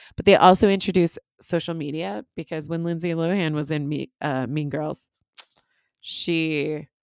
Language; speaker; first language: English; native; English